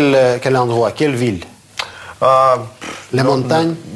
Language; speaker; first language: French; non-native, fluent; Russian